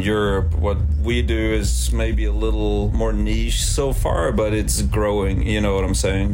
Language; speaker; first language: English; non-native, fluent; Swedish